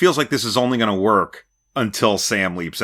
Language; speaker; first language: English; native; English